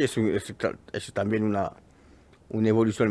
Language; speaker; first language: Spanish; non-native, learner; French